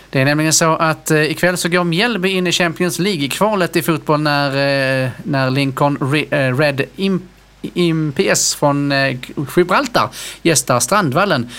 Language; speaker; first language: Swedish; native; Swedish